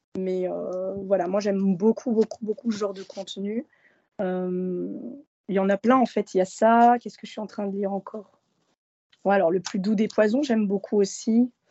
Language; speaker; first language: French; early bilingual, other home language; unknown